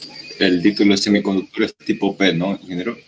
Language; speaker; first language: Spanish; native; Spanish